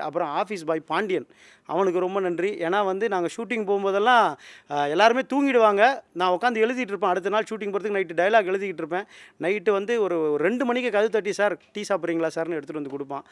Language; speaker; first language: Tamil; native; Tamil